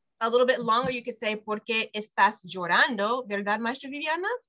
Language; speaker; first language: Spanish; non-native, fluent; English